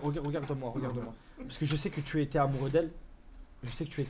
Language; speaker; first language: French; native; French